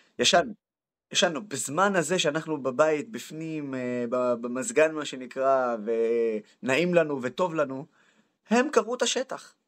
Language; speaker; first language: Hebrew; non-native, local second language; Arabic